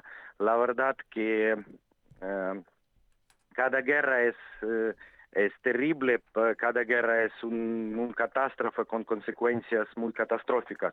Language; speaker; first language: Spanish; non-native, fluent; Ukrainian